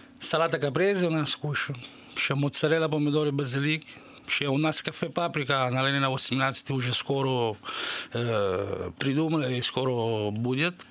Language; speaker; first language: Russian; non-native, learner; Italian